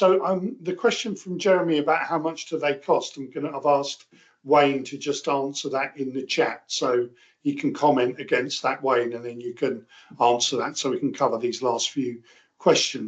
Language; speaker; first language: English; native; English